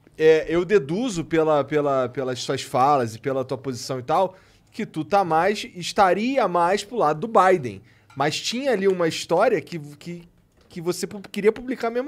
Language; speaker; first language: Portuguese; native; Portuguese